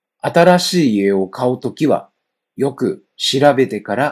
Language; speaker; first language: Japanese; non-native, fluent; Chinese